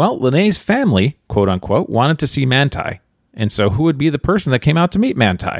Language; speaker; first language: English; native; English